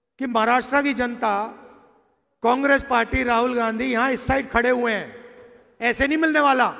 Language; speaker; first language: Hindi; native; Hindi